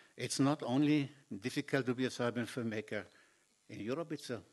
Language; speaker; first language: English; non-native, fluent; German